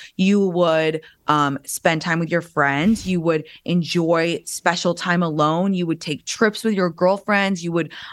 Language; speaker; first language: English; native; English